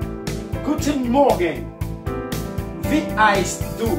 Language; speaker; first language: German; non-native, learner; French